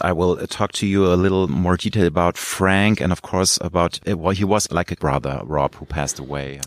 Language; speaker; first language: English; non-native, fluent; German